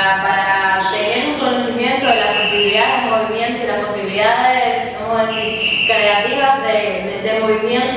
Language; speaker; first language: Spanish; native; Spanish